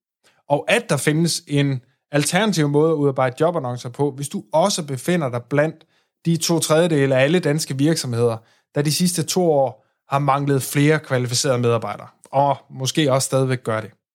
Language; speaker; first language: Danish; native; Danish